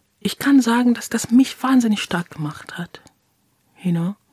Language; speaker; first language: German; non-native, fluent; English